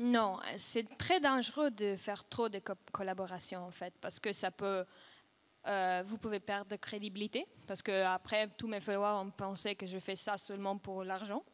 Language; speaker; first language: French; non-native, fluent; Russian